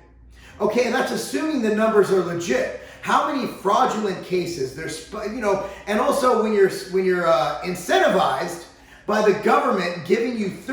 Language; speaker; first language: English; native; English